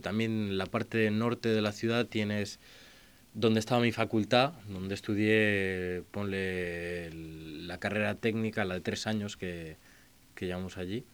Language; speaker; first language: Spanish; native; Spanish